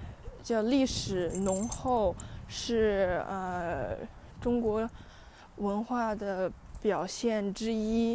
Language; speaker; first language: Chinese; early bilingual, heritage; Chinese